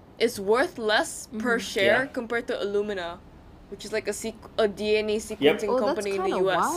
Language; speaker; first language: English; non-native, fluent; Indonesian